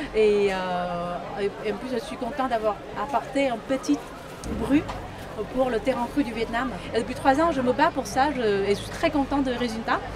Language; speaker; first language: French; non-native, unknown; Vietnamese